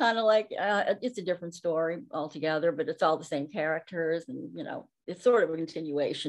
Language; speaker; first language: English; native; English